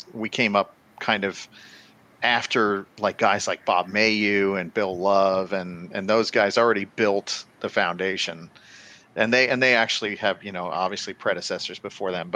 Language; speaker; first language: English; native; English